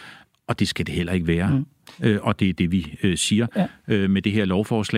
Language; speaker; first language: Danish; native; Danish